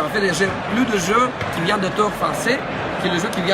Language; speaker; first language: French; non-native, learner; Russian